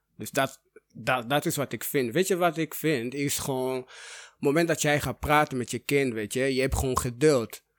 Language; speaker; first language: Dutch; early bilingual, other home language; Portuguese